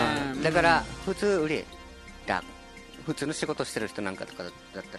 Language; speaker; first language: Japanese; native; Japanese